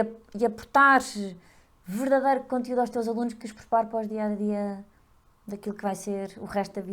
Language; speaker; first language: Portuguese; native; Portuguese